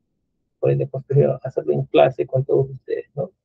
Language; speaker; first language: Spanish; native; Spanish